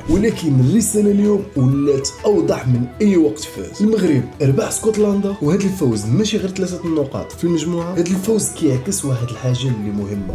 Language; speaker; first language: Arabic; native; Arabic